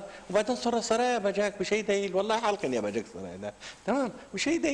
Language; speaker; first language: Turkish; non-native, learner; Arabic